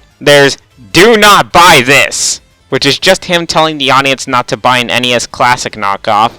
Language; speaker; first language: English; native; English